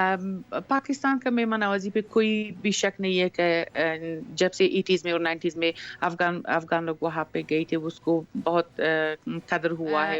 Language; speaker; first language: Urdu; non-native, fluent; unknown